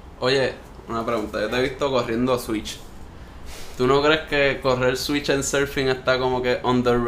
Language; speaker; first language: Spanish; native; Spanish